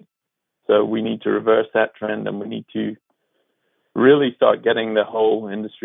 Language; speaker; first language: English; native; English